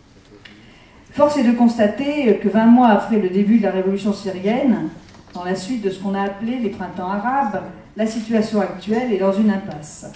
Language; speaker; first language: French; native; French